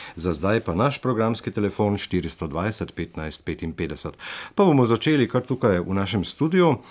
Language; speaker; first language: Slovenian; native; Slovenian